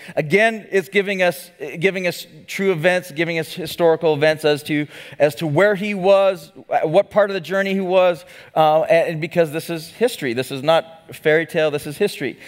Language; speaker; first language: English; native; English